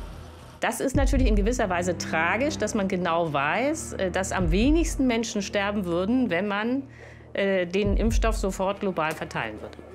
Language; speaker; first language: German; native; German